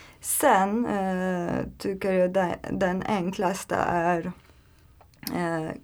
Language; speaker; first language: Swedish; non-native, learner; Turkish